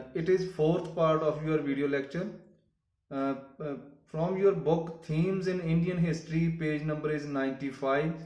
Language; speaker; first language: English; non-native, local second language; Punjabi